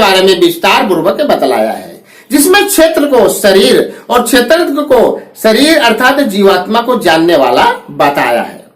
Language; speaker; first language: Hindi; native; Hindi